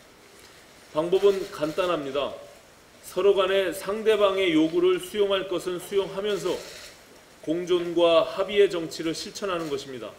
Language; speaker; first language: Korean; native; Korean